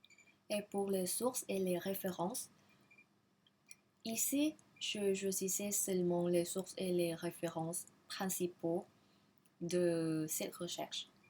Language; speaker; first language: French; non-native, learner; Thai